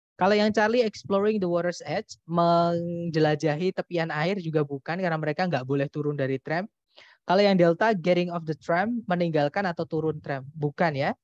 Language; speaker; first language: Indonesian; native; Indonesian